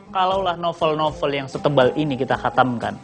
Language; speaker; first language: Indonesian; native; Indonesian